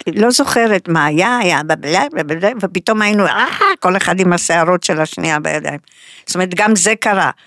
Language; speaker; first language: Hebrew; non-native, fluent; Romanian